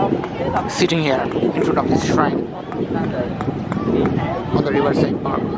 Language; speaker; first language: English; non-native, learner; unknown